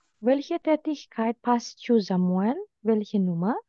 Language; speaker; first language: German; non-native, fluent; Indonesian